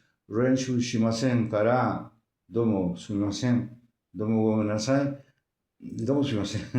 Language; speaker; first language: Japanese; non-native, learner; Spanish